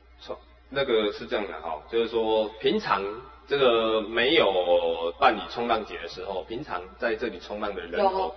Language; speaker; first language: Chinese; native; Chinese